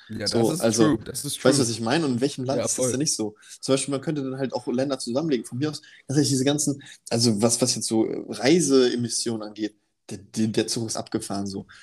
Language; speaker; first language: German; native; German